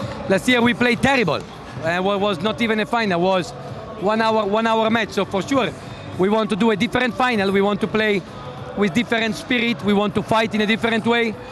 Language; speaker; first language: English; non-native, fluent; Italian